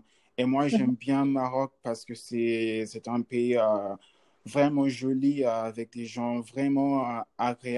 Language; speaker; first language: French; non-native, learner; English